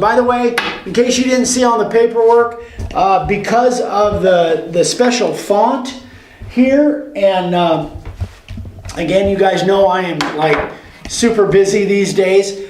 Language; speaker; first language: English; native; English